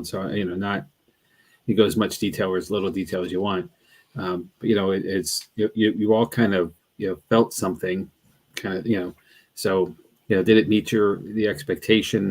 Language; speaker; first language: English; native; English